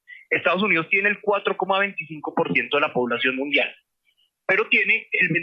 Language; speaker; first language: Spanish; native; Spanish